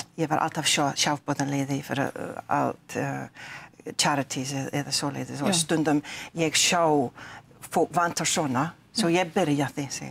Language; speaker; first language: Icelandic; non-native, learner; English